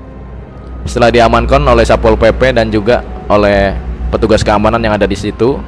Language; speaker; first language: Indonesian; native; Indonesian